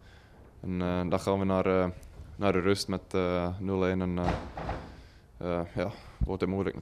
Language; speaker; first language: Dutch; non-native, fluent; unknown